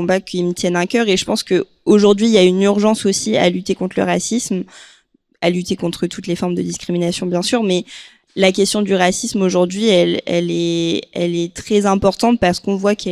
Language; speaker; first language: French; native; French